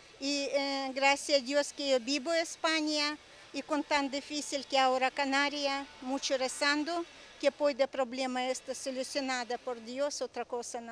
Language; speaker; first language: Spanish; non-native, learner; Russian